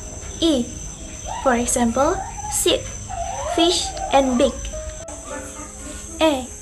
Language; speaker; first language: English; non-native, learner; Indonesian